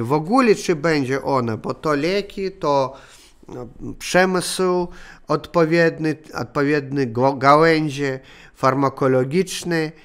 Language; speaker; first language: Polish; non-native, learner; Russian